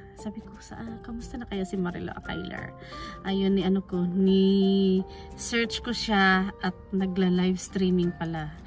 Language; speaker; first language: Filipino; non-native, local second language; Cebuano